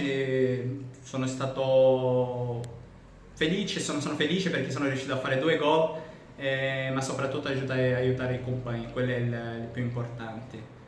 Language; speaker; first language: Italian; non-native, fluent; Portuguese